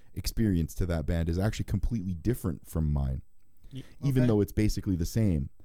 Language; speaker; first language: English; native; English